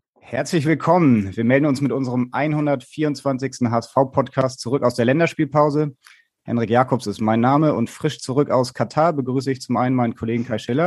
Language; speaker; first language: German; native; German